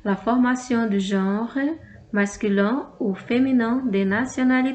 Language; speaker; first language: French; non-native, fluent; Portuguese